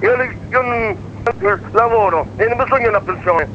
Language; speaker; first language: Italian; non-native, learner; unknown